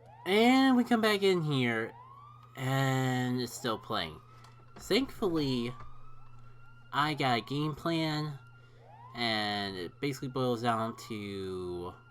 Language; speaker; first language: English; native; English